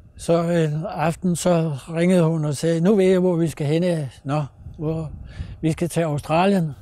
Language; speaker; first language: Danish; native; Danish